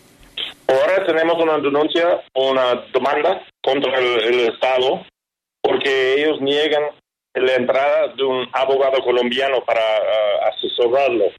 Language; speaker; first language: Spanish; non-native, fluent; English